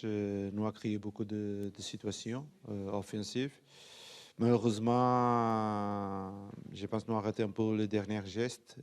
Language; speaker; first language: French; non-native, fluent; Portuguese